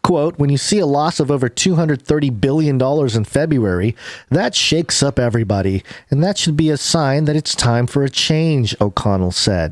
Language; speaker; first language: English; native; English